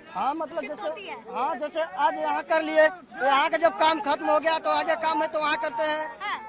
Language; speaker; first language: Hindi; native; Hindi